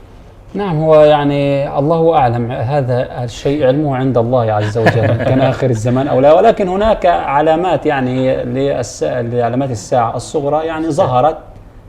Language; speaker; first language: Arabic; native; Arabic